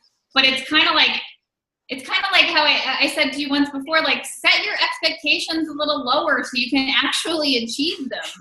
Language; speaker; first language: English; native; English